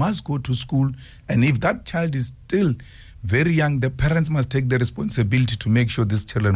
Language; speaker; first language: English; non-native, local second language; Northern Sotho